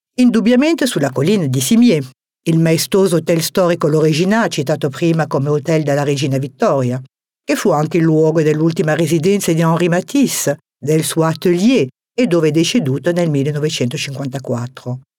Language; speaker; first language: Italian; non-native, fluent; French